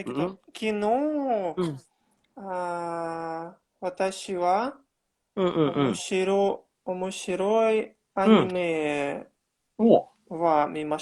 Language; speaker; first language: Japanese; non-native, learner; Russian